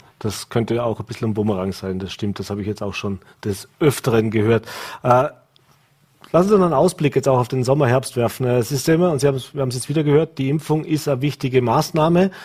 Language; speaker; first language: German; native; German